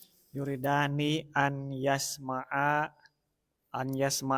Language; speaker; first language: Arabic; non-native, learner; Indonesian